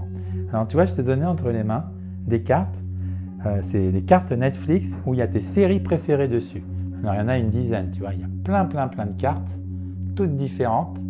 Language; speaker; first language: French; native; French